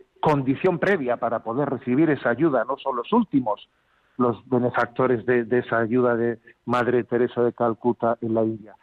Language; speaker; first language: Spanish; native; Spanish